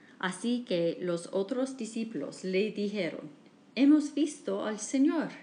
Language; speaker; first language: Spanish; non-native, learner; English